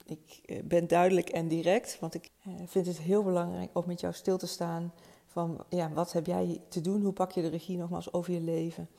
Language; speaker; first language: Dutch; native; Dutch